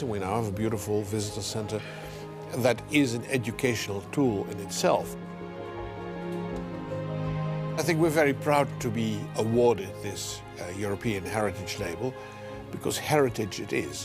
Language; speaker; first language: English; non-native, fluent; Dutch